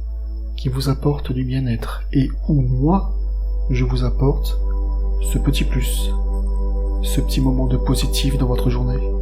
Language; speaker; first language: French; native; French